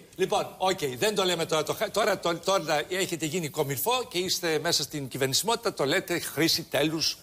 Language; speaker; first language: Greek; early bilingual, heritage; Greek